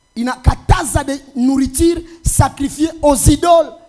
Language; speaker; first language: French; non-native, local second language; Swahili